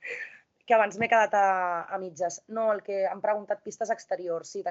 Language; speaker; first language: Catalan; native; Catalan